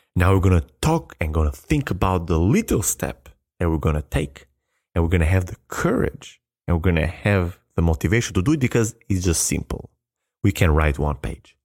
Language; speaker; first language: English; non-native, fluent; Albanian